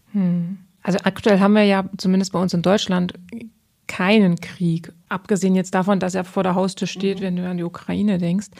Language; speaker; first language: German; native; German